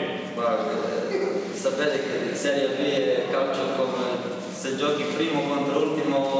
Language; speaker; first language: Italian; non-native, learner; Croatian